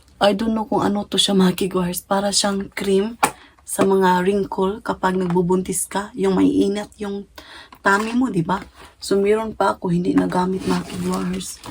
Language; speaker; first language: Filipino; non-native, local second language; Cebuano